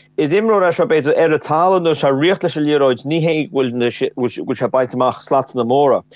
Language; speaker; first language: Irish; native; Irish